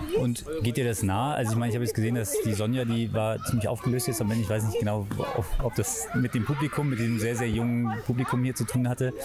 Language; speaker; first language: German; native; German